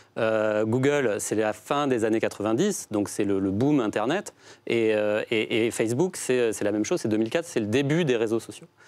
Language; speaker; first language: French; native; French